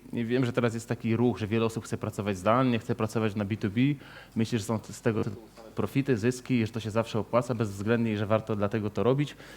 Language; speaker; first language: Polish; native; Polish